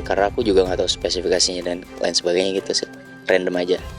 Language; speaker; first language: Indonesian; native; Indonesian